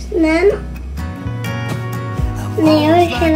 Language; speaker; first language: Swedish; early bilingual, heritage; Swedish